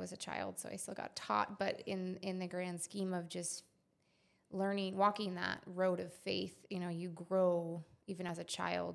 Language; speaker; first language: English; native; English